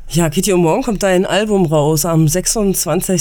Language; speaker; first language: German; native; German